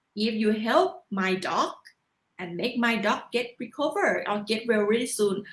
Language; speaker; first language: English; non-native, learner; Thai